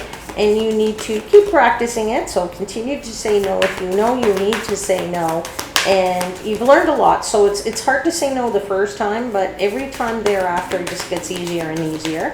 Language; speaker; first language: English; native; English